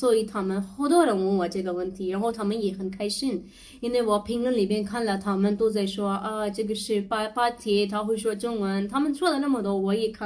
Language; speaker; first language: Chinese; non-native, learner; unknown